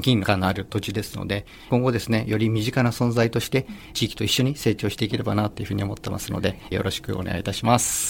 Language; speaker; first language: Japanese; native; Japanese